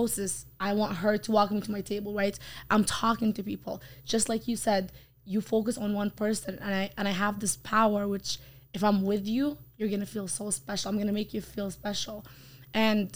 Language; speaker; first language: English; non-native, fluent; Arabic